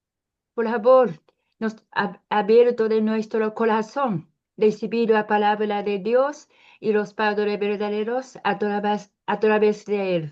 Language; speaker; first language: Spanish; non-native, learner; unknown